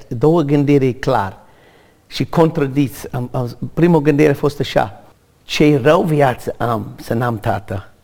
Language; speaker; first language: Romanian; non-native, learner; English